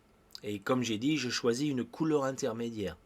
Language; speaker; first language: French; native; French